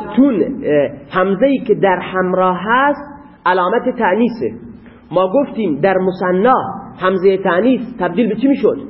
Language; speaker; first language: Persian; non-native, local second language; Baluchi